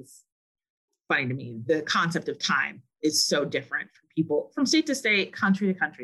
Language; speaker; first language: English; native; English